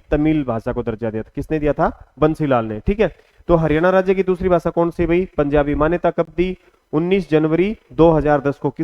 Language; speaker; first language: Hindi; native; Hindi